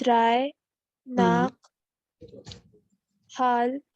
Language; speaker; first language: German; non-native, learner; Hindi